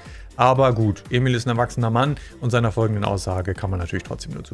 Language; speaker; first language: German; native; German